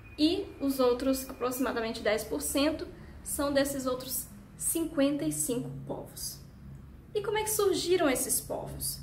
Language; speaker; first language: Portuguese; early bilingual, heritage; Portuguese